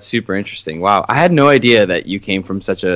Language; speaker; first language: English; native; English